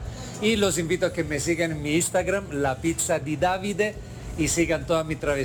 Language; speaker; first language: Spanish; non-native, fluent; Italian